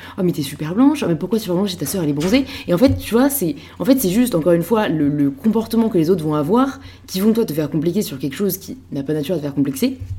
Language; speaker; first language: French; native; French